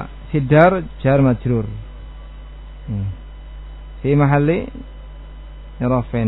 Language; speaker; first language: Arabic; non-native, fluent; Indonesian